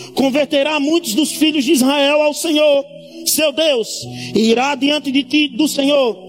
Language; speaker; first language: Portuguese; native; Portuguese